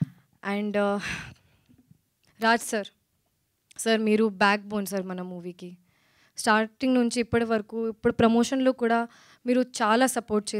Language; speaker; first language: Telugu; non-native, learner; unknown